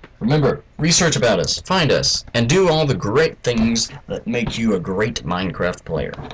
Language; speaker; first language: English; native; English